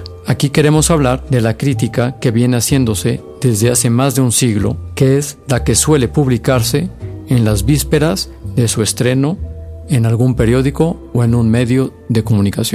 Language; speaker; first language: Spanish; native; Spanish